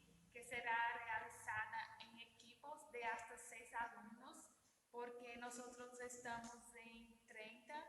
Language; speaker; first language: Spanish; non-native, learner; Portuguese